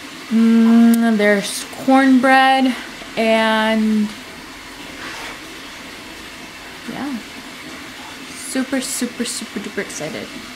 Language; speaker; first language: English; early bilingual, other home language; Spanish